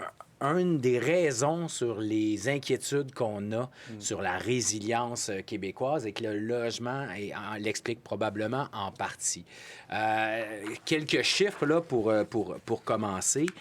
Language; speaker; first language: French; native; French